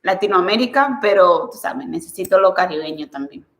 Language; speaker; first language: Spanish; early bilingual, other home language; English